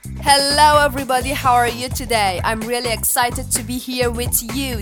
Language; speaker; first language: English; non-native, fluent; Persian